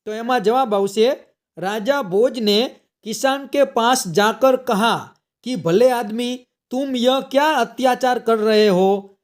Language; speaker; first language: Hindi; non-native, local second language; Gujarati